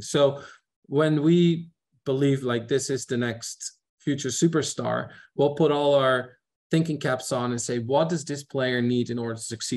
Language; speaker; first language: English; non-native, fluent; Dutch